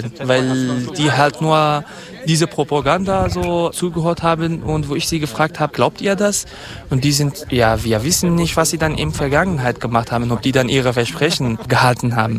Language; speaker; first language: German; non-native, fluent; Kurdish